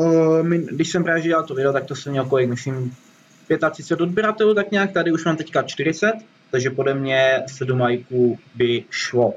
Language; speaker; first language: Czech; native; Czech